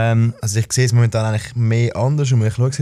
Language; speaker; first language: German; native; German